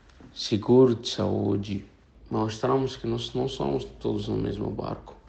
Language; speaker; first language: Portuguese; non-native, fluent; Arabic